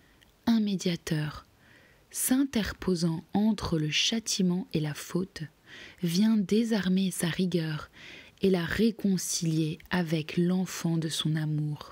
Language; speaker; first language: French; native; French